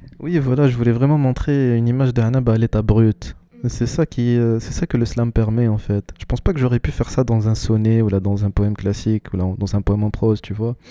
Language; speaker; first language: French; non-native, local second language; Arabic